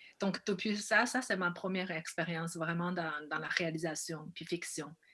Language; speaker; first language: French; non-native, fluent; Chinese